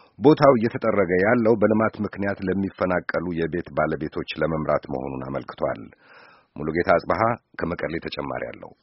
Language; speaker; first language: Amharic; native; Amharic